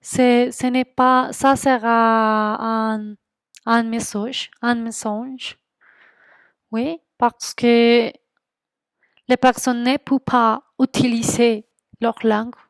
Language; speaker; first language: French; non-native, fluent; Spanish